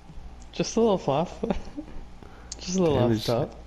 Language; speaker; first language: English; native; English